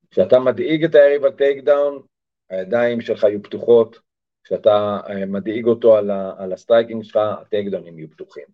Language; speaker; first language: Hebrew; early bilingual, other home language; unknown